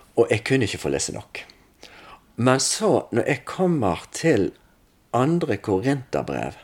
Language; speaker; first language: Norwegian; native; Norwegian